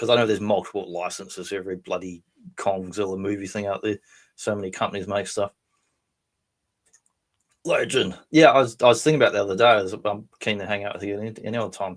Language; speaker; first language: English; native; English